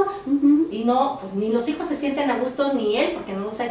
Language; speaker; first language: Spanish; native; Spanish